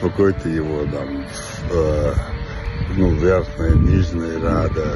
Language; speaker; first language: Russian; non-native, local second language; Chechen